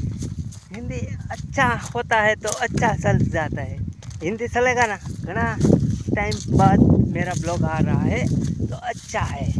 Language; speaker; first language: Hindi; non-native, local second language; Gujarati